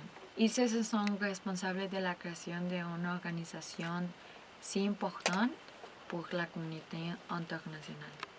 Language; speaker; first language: French; non-native, learner; Spanish